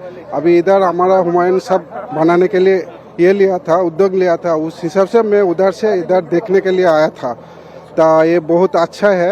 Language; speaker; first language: Hindi; non-native, local second language; Bangla